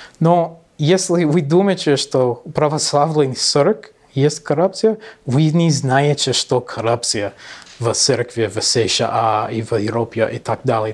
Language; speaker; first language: Russian; non-native, learner; English